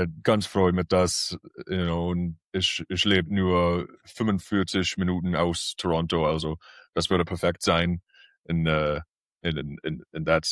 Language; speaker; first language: German; early bilingual, heritage; English